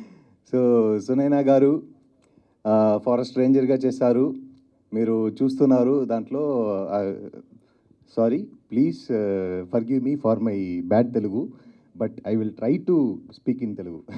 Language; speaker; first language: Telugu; non-native, learner; Tamil